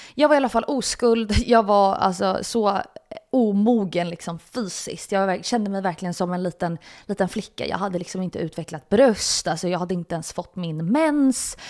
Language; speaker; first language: Swedish; native; Swedish